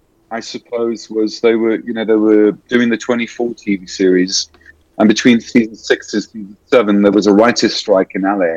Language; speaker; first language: English; native; English